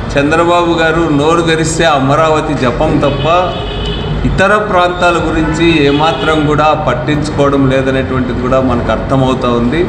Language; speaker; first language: Telugu; native; Telugu